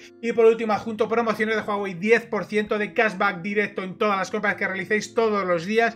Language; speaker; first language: Spanish; native; Spanish